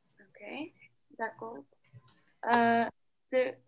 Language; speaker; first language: French; non-native, learner; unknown